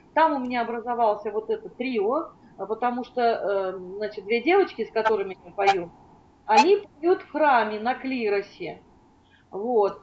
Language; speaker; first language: Russian; native; Russian